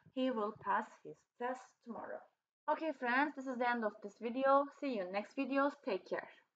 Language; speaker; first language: English; non-native, fluent; Turkish